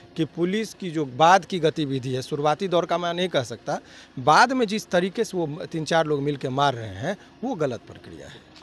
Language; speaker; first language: Hindi; native; Hindi